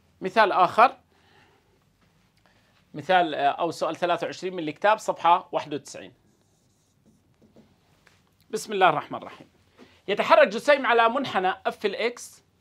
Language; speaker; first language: Arabic; native; Arabic